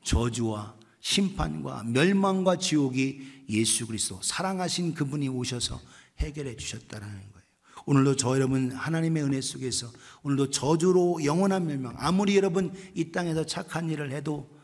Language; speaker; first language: Korean; native; Korean